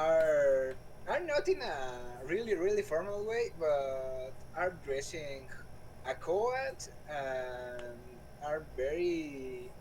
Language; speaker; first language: English; non-native, learner; Spanish